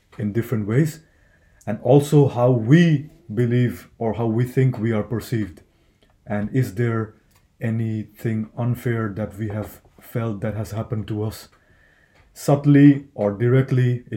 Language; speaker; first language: English; non-native, local second language; Hindi